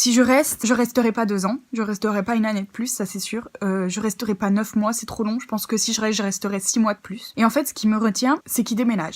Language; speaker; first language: French; native; French